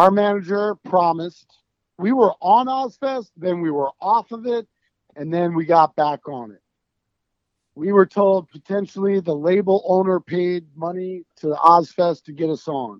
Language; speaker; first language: English; native; English